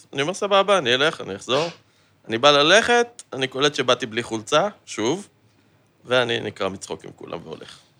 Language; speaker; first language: Hebrew; native; Hebrew